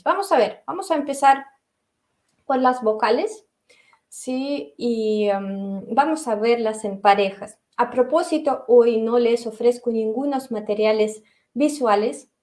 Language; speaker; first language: Spanish; non-native, fluent; Russian